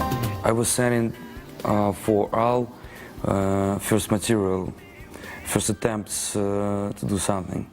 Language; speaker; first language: English; non-native, learner; Russian